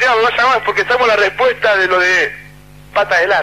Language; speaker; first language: Spanish; native; Spanish